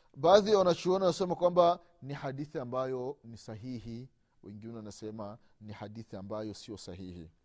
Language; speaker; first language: Swahili; native; Swahili